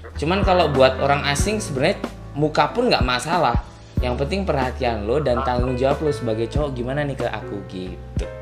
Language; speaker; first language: Indonesian; native; Indonesian